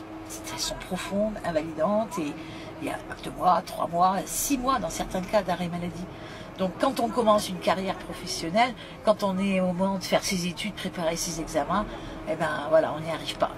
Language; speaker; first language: French; native; French